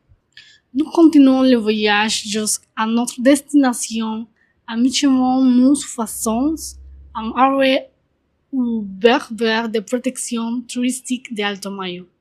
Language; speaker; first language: French; non-native, learner; Spanish